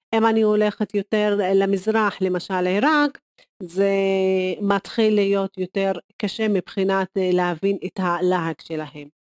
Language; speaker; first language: Hebrew; non-native, local second language; Arabic